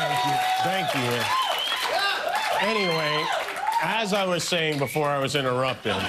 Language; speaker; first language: English; native; English